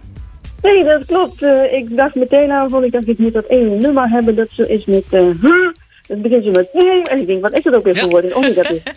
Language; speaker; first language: Dutch; native; Dutch